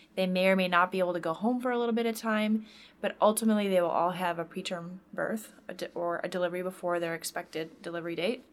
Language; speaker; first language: English; native; English